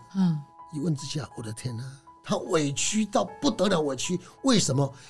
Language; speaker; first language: Chinese; native; Chinese